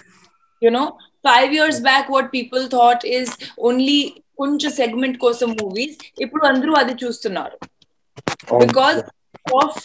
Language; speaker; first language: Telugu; non-native, fluent; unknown